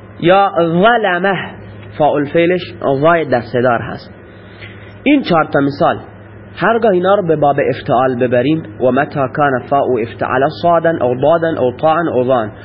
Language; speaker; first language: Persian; non-native, local second language; Baluchi